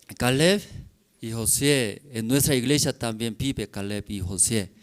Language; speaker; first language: Spanish; non-native, learner; Korean